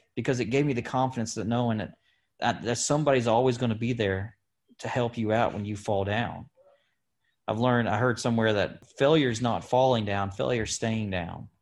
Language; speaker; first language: English; native; English